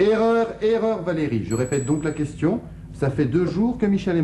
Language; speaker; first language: French; native; French